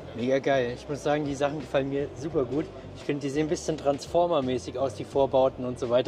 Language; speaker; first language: German; native; German